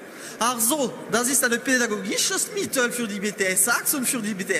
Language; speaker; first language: German; non-native, learner; French